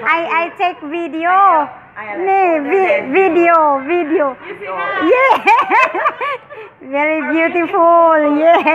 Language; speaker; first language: English; non-native, local second language; Filipino